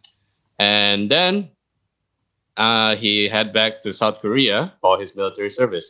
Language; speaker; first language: English; early bilingual, other home language; Indonesian